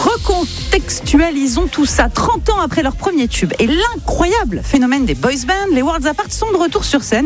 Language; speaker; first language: French; native; French